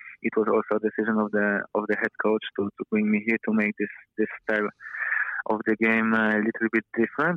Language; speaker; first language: English; non-native, fluent; Polish